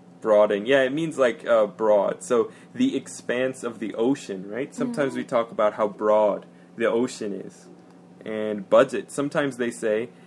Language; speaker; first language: English; native; English